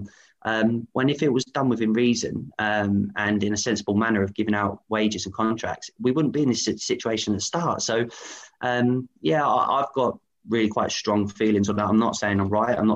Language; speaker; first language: English; native; English